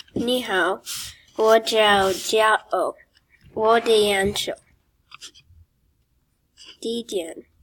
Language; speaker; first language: Chinese; non-native, learner; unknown